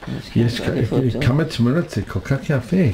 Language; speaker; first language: Hebrew; non-native, learner; English